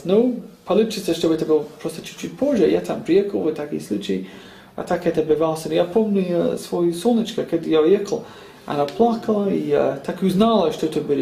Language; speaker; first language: Russian; non-native, learner; English